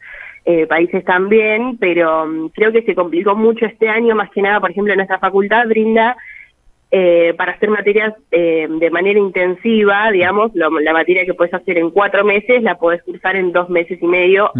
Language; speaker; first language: Spanish; native; Spanish